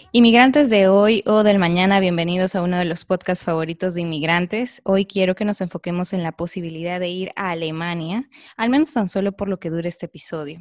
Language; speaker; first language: Spanish; native; Spanish